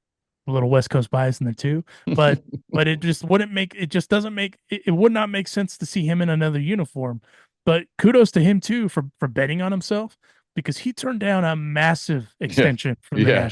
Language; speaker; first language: English; native; English